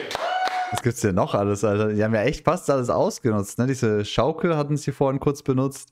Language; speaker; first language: German; native; German